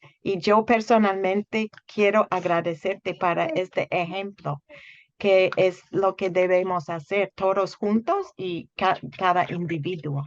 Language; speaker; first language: Spanish; non-native, fluent; English